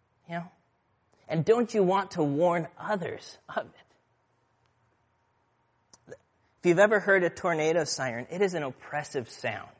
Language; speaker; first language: English; native; English